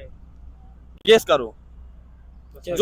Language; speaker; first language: Hindi; non-native, learner; Bangla